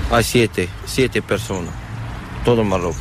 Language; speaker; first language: Spanish; non-native, learner; Arabic